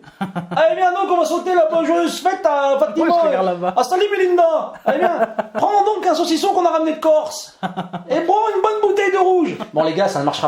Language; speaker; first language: French; native; French